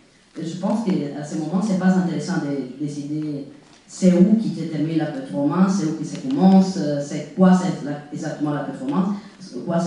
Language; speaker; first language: French; non-native, fluent; Italian